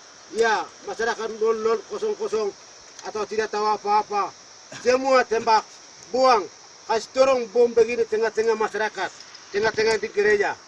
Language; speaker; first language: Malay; non-native, local second language; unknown